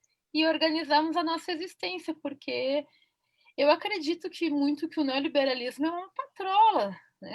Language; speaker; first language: Portuguese; native; Portuguese